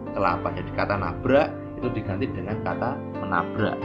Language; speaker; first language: Malay; non-native, local second language; Javanese